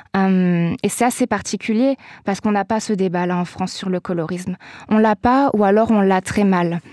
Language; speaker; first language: French; native; French